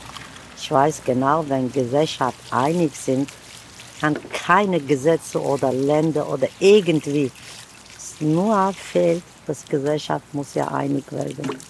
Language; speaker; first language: German; non-native, fluent; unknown